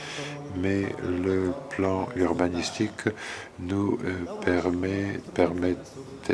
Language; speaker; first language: French; non-native, fluent; Polish